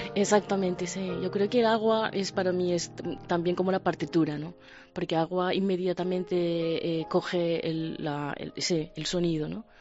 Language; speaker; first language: Spanish; non-native, fluent; Japanese